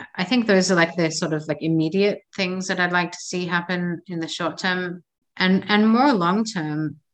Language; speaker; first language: English; native; English